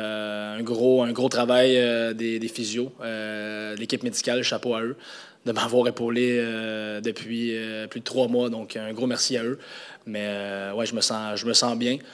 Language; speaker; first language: French; native; French